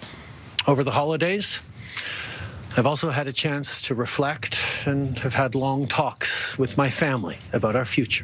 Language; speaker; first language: English; native; English